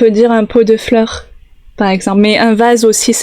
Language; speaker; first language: French; native; French